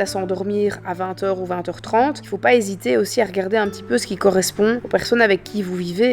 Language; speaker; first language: French; native; French